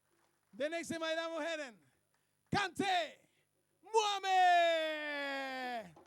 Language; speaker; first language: German; non-native, fluent; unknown